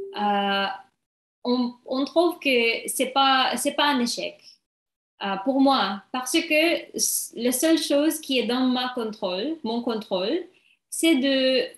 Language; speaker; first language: French; non-native, learner; English